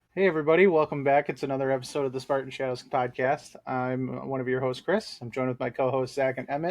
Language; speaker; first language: English; native; English